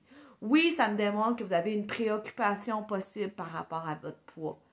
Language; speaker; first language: French; native; French